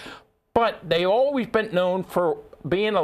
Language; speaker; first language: English; native; English